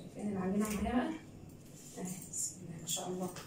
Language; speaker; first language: Arabic; native; Arabic